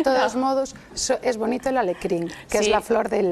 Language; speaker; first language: Spanish; native; Spanish